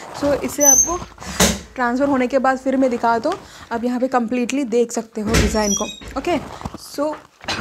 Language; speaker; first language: Hindi; non-native, local second language; Telugu